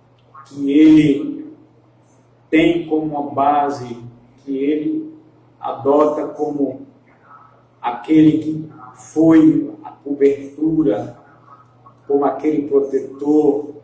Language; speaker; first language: Portuguese; native; Portuguese